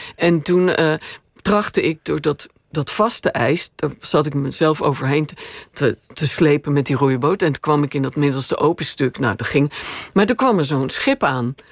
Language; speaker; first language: Dutch; native; Dutch